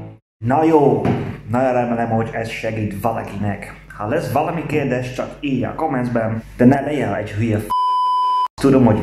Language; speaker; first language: Hungarian; non-native, learner; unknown